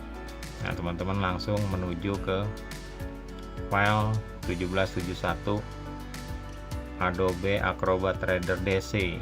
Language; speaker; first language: Indonesian; native; Indonesian